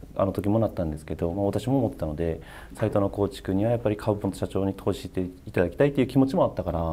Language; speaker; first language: Japanese; native; Japanese